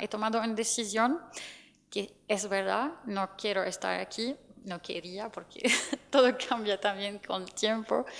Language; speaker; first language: Spanish; non-native, fluent; Arabic